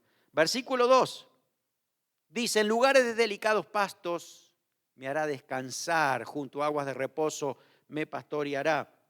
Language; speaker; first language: Spanish; native; Spanish